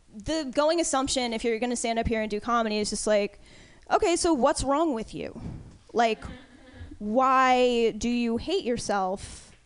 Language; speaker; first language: English; native; English